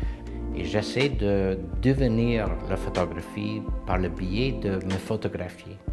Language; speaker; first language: French; non-native, local second language; English